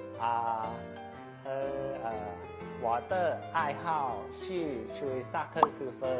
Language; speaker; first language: Chinese; non-native, learner; Thai